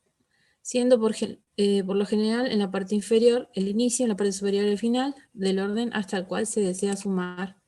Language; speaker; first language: Spanish; native; Spanish